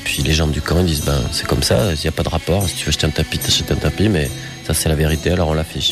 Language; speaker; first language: French; native; French